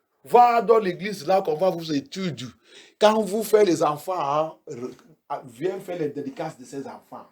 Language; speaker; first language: French; non-native, learner; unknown